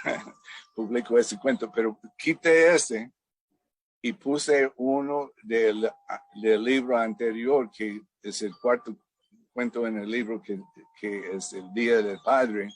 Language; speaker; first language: Spanish; non-native, fluent; English